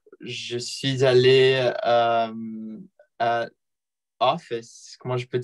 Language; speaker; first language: French; non-native, learner; Portuguese